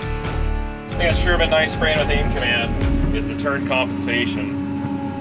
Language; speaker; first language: English; native; English